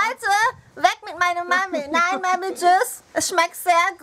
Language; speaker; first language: German; early bilingual, other home language; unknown